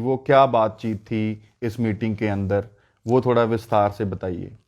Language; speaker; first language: Hindi; non-native, local second language; Punjabi